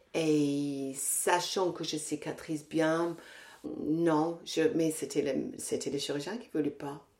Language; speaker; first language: French; non-native, fluent; English